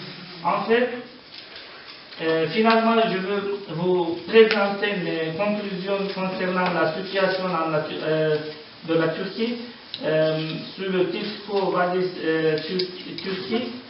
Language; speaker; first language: French; non-native, learner; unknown